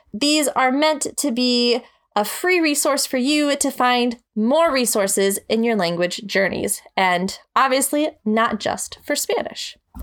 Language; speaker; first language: English; native; English